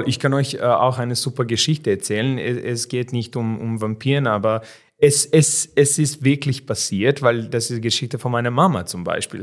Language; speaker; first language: German; non-native, fluent; Serbian